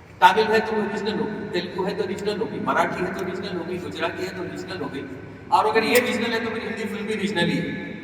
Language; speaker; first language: Hindi; non-native, local second language; Marathi